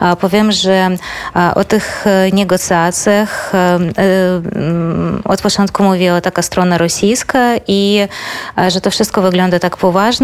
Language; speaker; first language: Polish; non-native, fluent; Belarusian